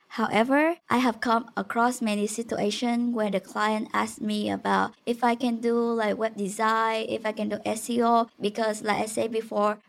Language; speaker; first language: English; non-native, fluent; Vietnamese